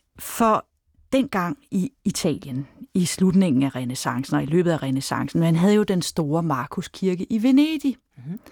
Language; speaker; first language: Danish; native; Danish